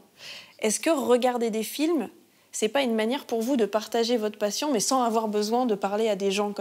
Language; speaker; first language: French; native; French